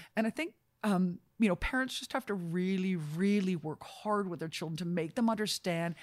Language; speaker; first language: English; native; English